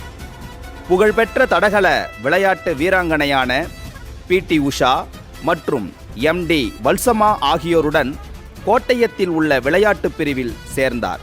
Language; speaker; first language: Tamil; native; Tamil